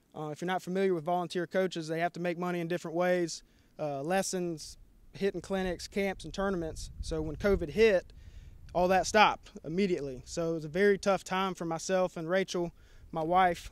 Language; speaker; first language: English; native; English